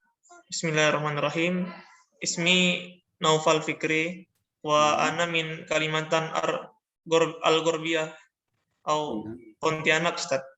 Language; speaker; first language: Arabic; non-native, fluent; Indonesian